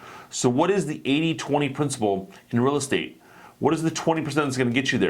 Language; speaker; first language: English; native; English